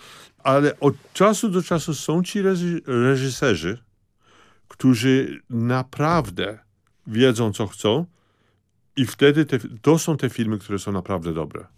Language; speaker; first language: Polish; early bilingual, heritage; Polish